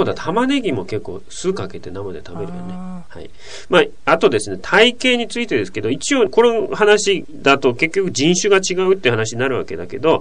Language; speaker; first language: Japanese; native; Japanese